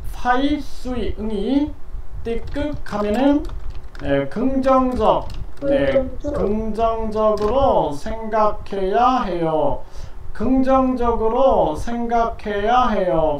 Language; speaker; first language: Korean; non-native, fluent; Vietnamese